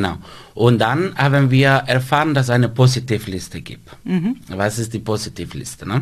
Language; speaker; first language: German; non-native, fluent; Spanish